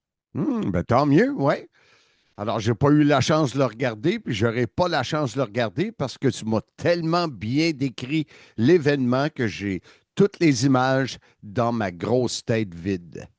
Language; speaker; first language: French; native; French